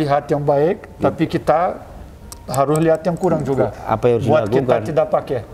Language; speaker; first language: Indonesian; non-native, fluent; Portuguese